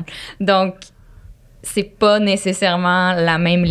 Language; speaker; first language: French; native; French